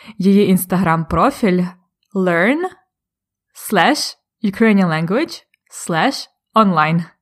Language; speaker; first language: Ukrainian; native; Ukrainian